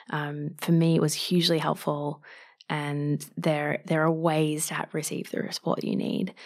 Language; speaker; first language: English; native; English